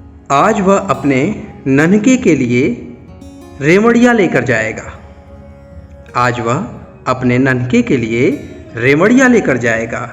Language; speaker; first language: Hindi; native; Hindi